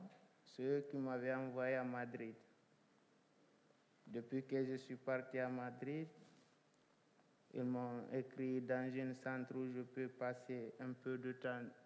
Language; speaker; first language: French; non-native, local second language; Fula